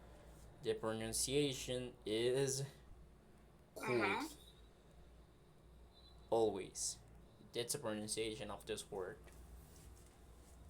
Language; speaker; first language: English; non-native, fluent; Spanish